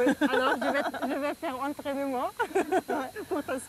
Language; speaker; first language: French; non-native, fluent; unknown